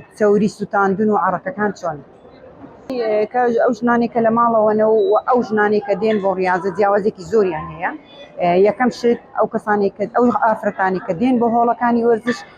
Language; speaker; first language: Central Kurdish; native; Central Kurdish